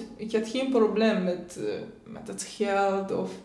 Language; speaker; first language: Dutch; non-native, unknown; Persian